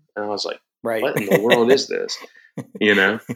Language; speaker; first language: English; native; English